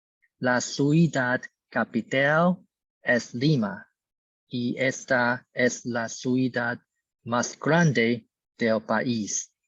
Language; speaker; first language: Spanish; non-native, learner; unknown